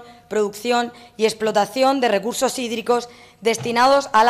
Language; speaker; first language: Spanish; native; Spanish